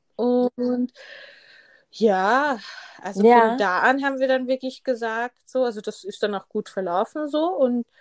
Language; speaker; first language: German; early bilingual, other home language; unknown